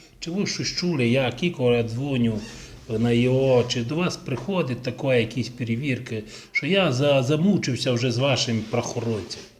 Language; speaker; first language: Ukrainian; native; Ukrainian